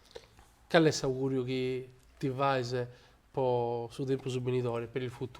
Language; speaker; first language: Italian; native; Italian